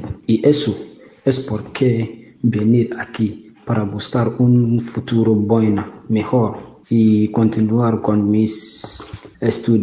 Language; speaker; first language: Spanish; non-native, learner; English